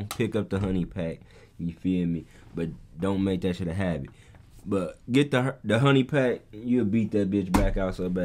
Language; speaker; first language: English; native; English